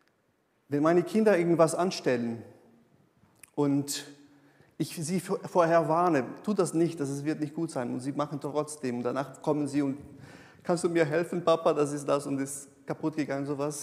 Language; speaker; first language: German; non-native, fluent; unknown